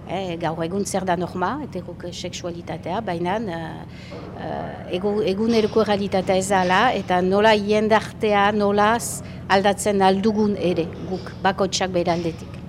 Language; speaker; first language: Basque; native; Basque